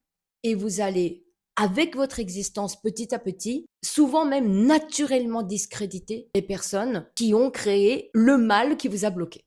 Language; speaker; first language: French; native; French